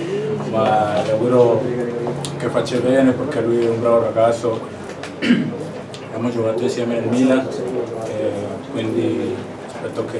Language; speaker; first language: Italian; non-native, learner; Spanish